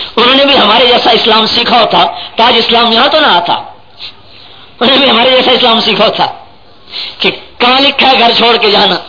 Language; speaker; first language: Urdu; non-native, local second language; Punjabi